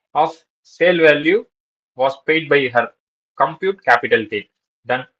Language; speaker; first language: English; non-native, local second language; Tamil